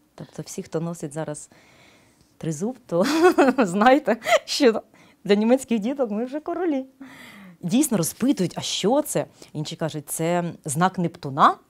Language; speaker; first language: Ukrainian; native; Ukrainian